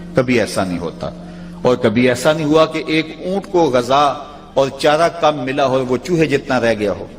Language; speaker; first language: Urdu; non-native, local second language; Punjabi